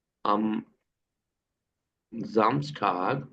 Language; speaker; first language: German; non-native, fluent; Urdu